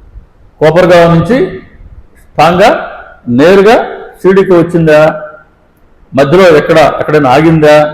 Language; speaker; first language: Telugu; native; Telugu